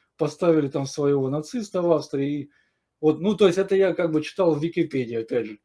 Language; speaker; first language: Russian; native; Russian